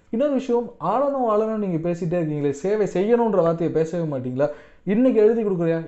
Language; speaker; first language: Tamil; non-native, local second language; Telugu